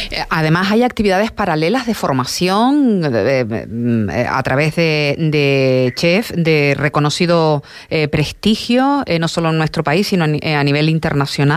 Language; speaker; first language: Spanish; native; Spanish